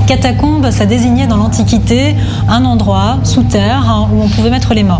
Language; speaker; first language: French; native; French